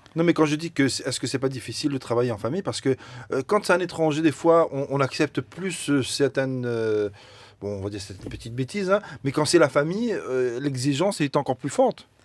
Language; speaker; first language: French; native; French